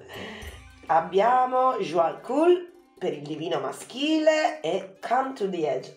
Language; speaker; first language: Italian; native; Italian